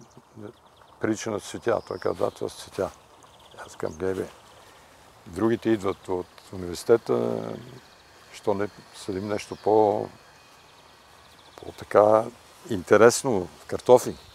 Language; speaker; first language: Bulgarian; early bilingual, heritage; Bulgarian